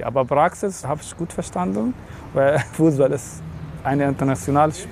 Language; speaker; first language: German; non-native, fluent; Arabic